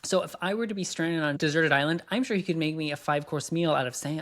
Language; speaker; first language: English; native; English